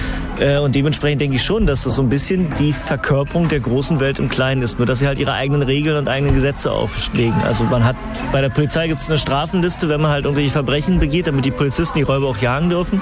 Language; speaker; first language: German; native; German